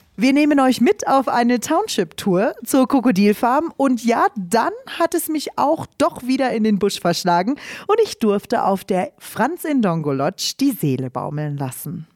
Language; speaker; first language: German; native; German